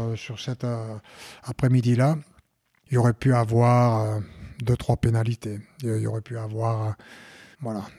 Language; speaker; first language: French; native; French